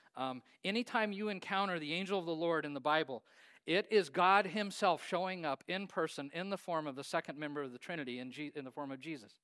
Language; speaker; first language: English; native; English